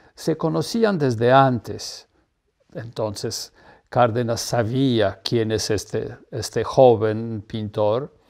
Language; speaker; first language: Spanish; non-native, fluent; Polish